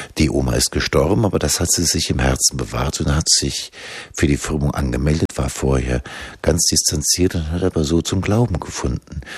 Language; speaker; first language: German; native; German